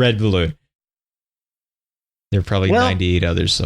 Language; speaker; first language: English; native; English